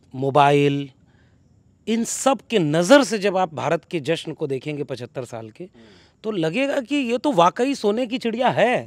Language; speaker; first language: Hindi; native; Hindi